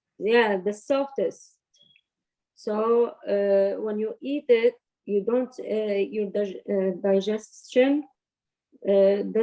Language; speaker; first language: English; non-native, learner; Arabic